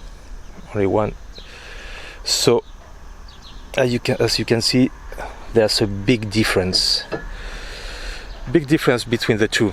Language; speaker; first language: English; non-native, fluent; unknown